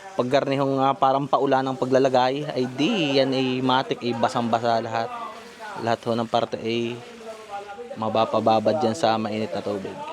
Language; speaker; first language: Filipino; native; Filipino